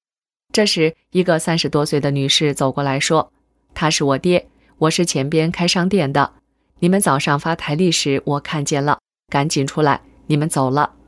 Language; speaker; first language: Chinese; native; Chinese